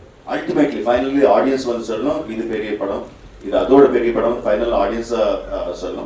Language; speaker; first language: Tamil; non-native, fluent; Telugu